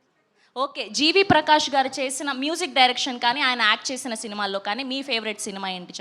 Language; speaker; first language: Telugu; native; Telugu